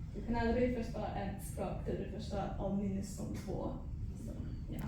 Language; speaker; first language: Swedish; early bilingual, heritage; English